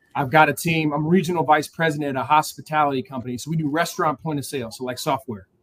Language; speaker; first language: English; native; English